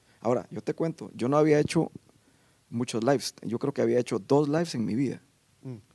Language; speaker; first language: Spanish; native; Spanish